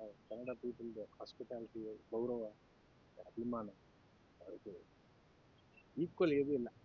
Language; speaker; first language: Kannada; non-native, learner; Telugu